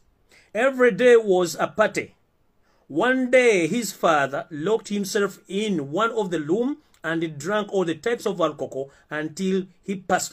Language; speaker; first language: English; non-native, local second language; Ganda